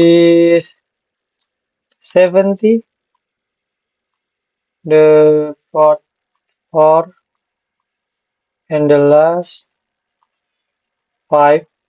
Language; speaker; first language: English; non-native, learner; Indonesian